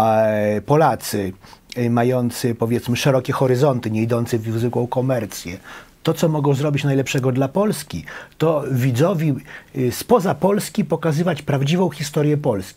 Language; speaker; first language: Polish; native; Polish